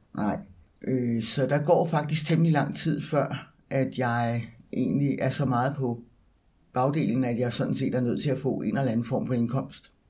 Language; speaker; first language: Danish; native; Danish